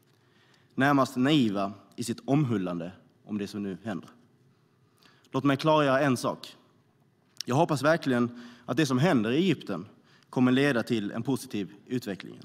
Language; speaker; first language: Swedish; native; Swedish